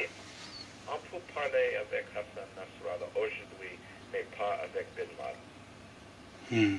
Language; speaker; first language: French; non-native, fluent; English